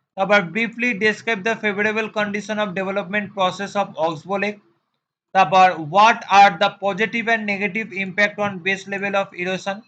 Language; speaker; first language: English; non-native, local second language; Bangla